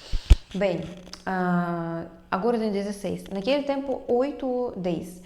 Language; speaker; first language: Portuguese; non-native, fluent; Russian